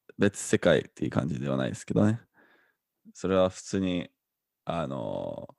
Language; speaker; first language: Japanese; non-native, fluent; English